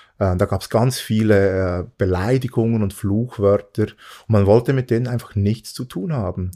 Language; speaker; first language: German; early bilingual, other home language; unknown